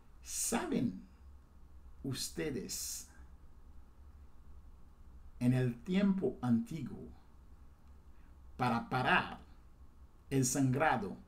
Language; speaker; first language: Spanish; non-native, fluent; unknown